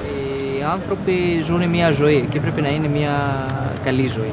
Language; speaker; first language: Greek; non-native, fluent; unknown